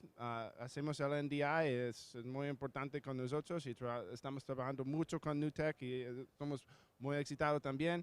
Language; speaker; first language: Spanish; non-native, learner; English